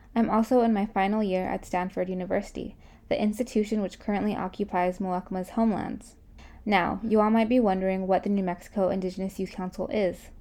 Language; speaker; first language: English; native; English